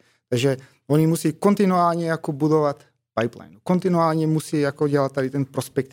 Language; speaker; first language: Czech; non-native, fluent; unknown